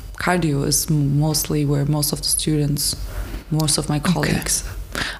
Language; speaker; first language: English; non-native, fluent; German